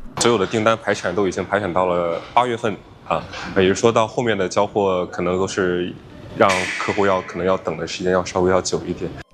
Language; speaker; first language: Chinese; native; Chinese